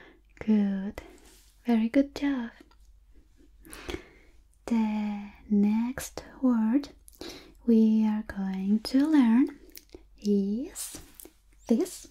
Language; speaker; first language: English; non-native, fluent; Spanish